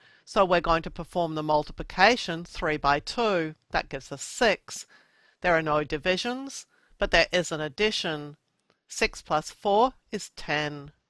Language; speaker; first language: English; native; English